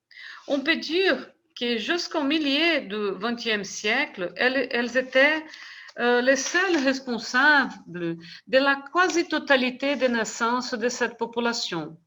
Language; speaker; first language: French; non-native, fluent; Portuguese